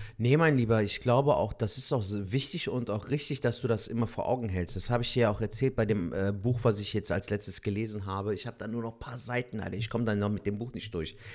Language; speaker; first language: German; early bilingual, other home language; Turkish